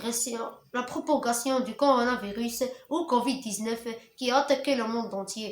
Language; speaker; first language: French; non-native, local second language; Arabic